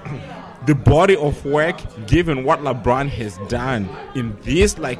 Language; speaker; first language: English; non-native, local second language; Shona